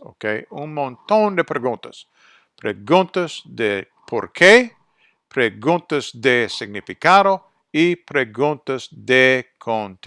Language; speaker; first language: Spanish; non-native, fluent; English